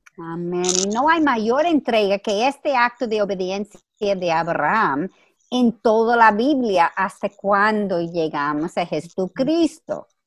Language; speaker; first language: Spanish; native; Spanish